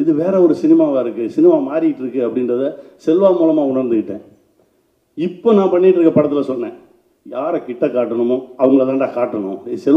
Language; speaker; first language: Tamil; native; Tamil